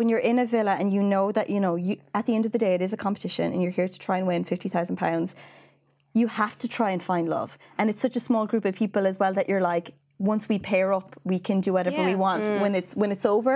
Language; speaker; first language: English; native; English